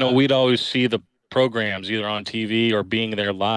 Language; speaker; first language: English; native; English